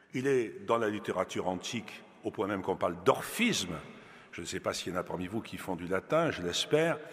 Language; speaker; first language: French; native; French